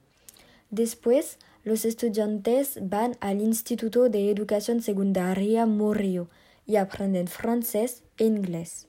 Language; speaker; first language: Spanish; non-native, learner; French